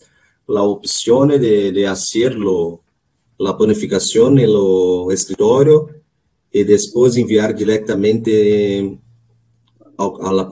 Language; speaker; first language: Spanish; non-native, learner; Portuguese